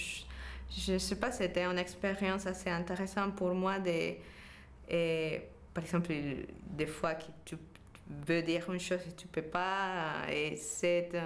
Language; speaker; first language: French; non-native, fluent; Spanish